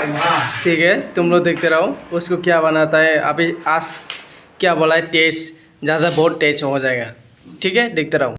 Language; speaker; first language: Hindi; non-native, local second language; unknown